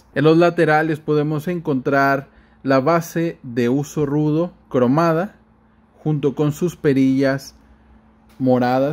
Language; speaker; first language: Spanish; native; Spanish